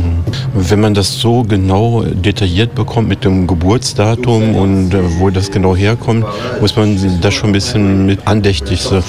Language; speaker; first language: German; native; German